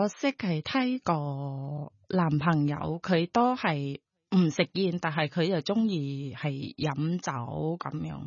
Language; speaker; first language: Cantonese; non-native, learner; Thai